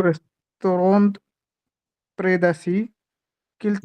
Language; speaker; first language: French; non-native, learner; Hindi